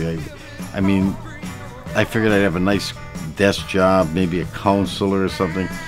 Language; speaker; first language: English; native; English